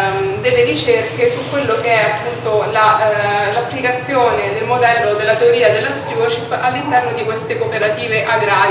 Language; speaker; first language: Italian; native; Italian